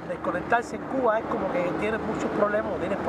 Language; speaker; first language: Spanish; native; Spanish